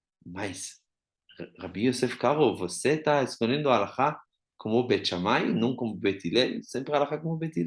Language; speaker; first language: Portuguese; non-native, fluent; Hebrew